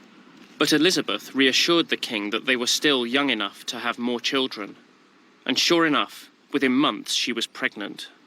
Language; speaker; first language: English; native; English